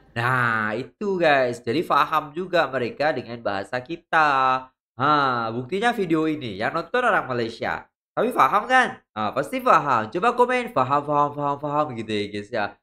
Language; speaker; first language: Indonesian; native; Indonesian